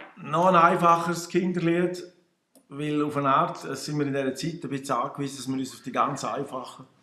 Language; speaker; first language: German; native; German